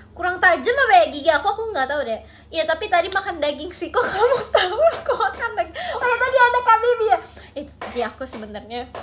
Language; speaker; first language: Indonesian; native; Indonesian